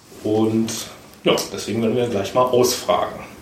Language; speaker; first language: German; native; German